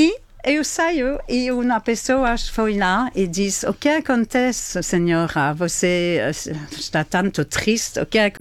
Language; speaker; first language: Portuguese; non-native, learner; French